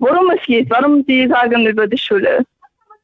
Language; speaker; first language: German; non-native, learner; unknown